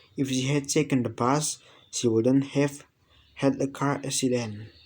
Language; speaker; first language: English; non-native, fluent; Indonesian